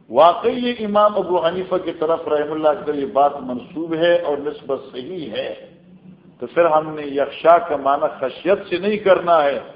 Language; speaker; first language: Urdu; non-native, local second language; Northern Hindko